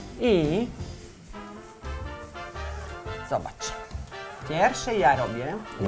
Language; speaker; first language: Polish; non-native, learner; Italian